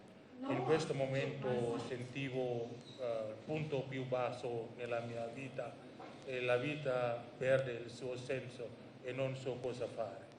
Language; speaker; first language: Italian; non-native, fluent; Indonesian